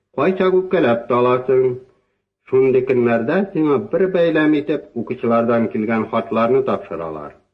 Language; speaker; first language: Tatar; native; Tatar